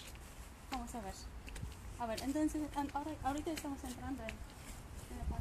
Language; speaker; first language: Spanish; non-native, fluent; Polish